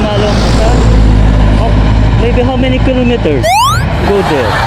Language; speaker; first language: English; early bilingual, heritage; English